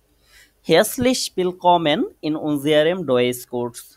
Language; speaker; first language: German; non-native, fluent; Bangla